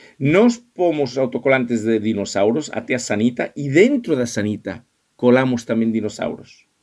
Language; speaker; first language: Portuguese; non-native, fluent; Spanish